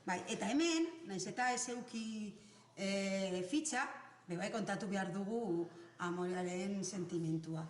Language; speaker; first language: Basque; non-native, local second language; Spanish